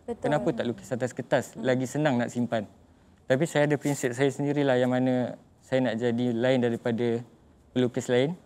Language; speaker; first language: Malay; native; Malay